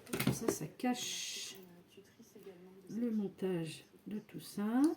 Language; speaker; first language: French; native; French